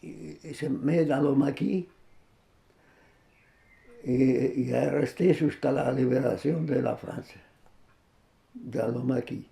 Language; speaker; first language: French; non-native, fluent; Spanish